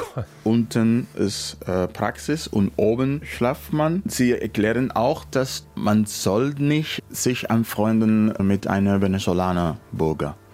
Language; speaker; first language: German; non-native, learner; Spanish